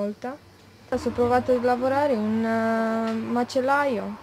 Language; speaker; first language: Italian; non-native, fluent; Romanian